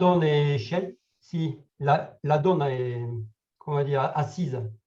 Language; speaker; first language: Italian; non-native, learner; French